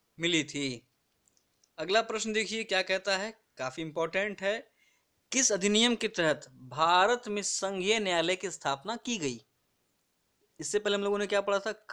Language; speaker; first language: Hindi; native; Hindi